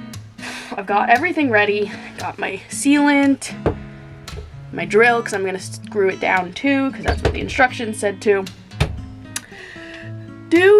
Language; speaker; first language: English; native; English